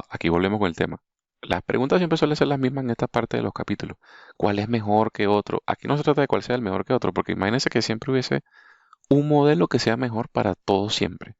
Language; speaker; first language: Spanish; native; Spanish